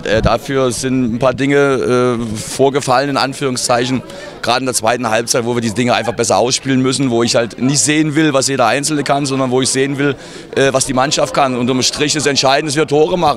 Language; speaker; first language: German; native; German